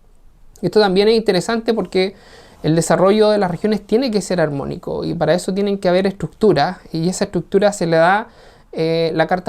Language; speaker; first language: Spanish; native; Spanish